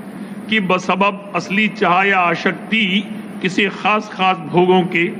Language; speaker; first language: Hindi; native; Hindi